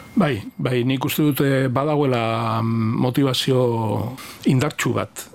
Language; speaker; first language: Basque; non-native, local second language; Spanish